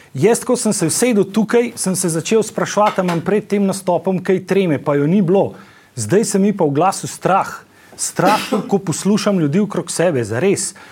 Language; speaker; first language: Slovenian; native; Slovenian